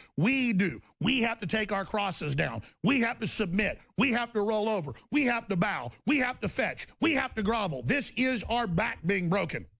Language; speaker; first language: English; native; English